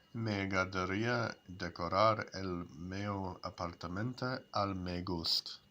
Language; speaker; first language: Catalan; non-native, learner; English